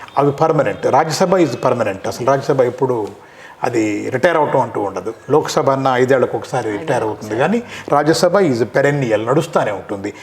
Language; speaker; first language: Telugu; native; Telugu